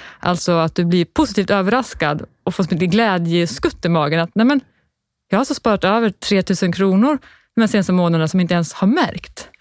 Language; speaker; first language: Swedish; native; Swedish